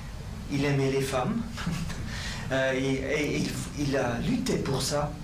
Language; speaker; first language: French; non-native, local second language; German